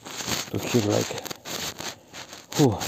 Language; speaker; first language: English; non-native, learner; Russian